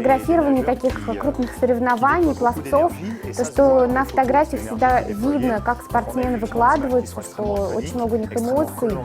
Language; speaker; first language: Russian; native; Russian